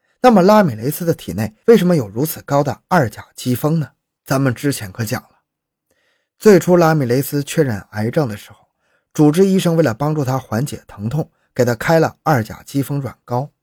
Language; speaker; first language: Chinese; native; Chinese